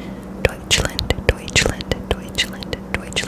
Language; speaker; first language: German; non-native, learner; English